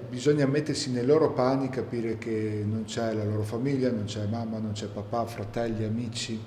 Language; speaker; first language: Italian; native; Italian